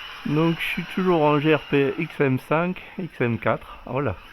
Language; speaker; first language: French; native; French